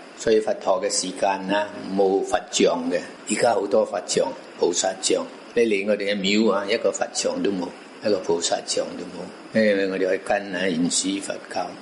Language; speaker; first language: Cantonese; non-native, local second language; Min Nan Chinese